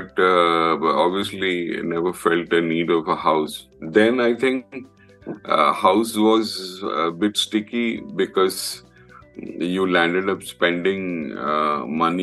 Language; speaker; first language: English; non-native, local second language; Malayalam